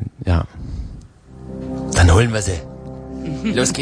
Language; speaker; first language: German; native; German